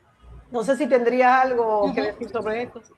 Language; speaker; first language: Spanish; native; Spanish